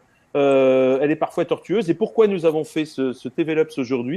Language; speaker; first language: French; native; French